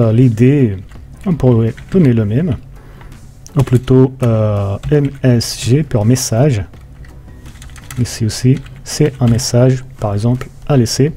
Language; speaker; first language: French; non-native, fluent; Portuguese